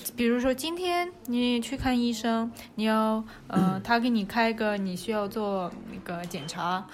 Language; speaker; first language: Chinese; non-native, fluent; Russian